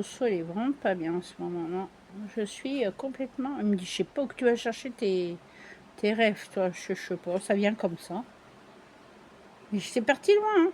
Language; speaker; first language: French; native; French